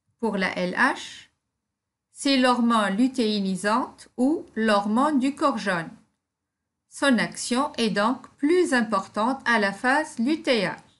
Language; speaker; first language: French; non-native, local second language; Arabic